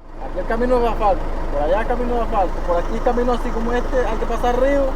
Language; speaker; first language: Spanish; native; Spanish